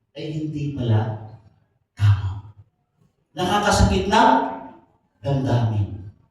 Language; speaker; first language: Filipino; non-native, local second language; Bikol